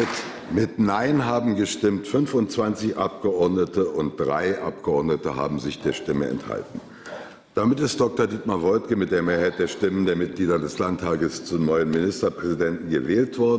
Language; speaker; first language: German; native; German